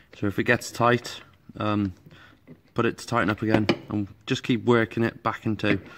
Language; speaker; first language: English; native; English